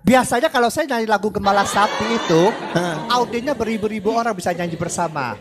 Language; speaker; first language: Indonesian; early bilingual, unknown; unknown